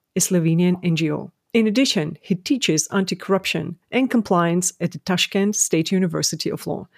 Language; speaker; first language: English; non-native, fluent; Ukrainian